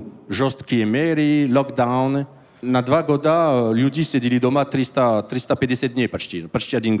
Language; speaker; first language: Russian; non-native, learner; French